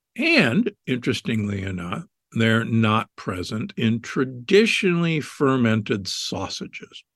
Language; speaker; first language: English; native; English